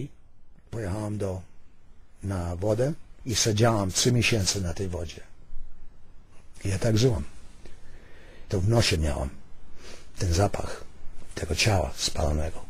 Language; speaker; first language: Polish; early bilingual, heritage; Polish